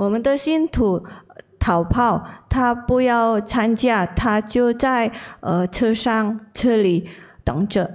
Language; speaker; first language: Chinese; non-native, learner; Indonesian